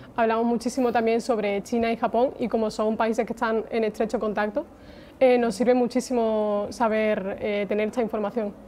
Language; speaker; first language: Spanish; native; Spanish